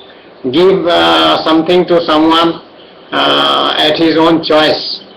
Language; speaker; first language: English; non-native, local second language; Odia